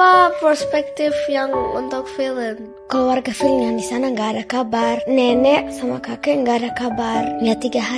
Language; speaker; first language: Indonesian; non-native, learner; Arabic